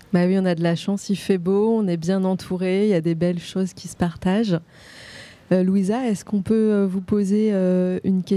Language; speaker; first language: French; native; French